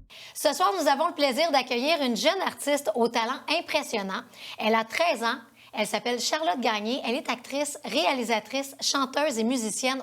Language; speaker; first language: French; native; French